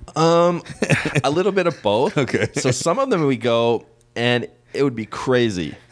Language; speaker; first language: English; native; English